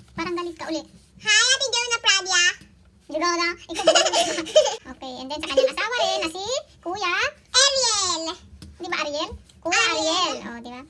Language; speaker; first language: Filipino; native; Filipino